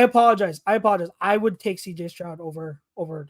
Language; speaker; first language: English; native; English